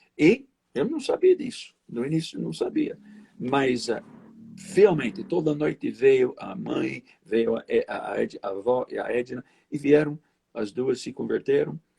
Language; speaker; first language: Portuguese; non-native, fluent; English